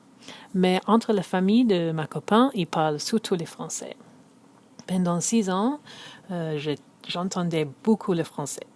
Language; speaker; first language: French; non-native, learner; English